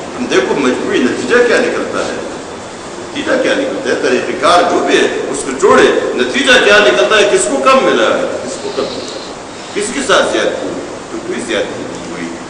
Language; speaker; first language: Urdu; non-native, local second language; Pashto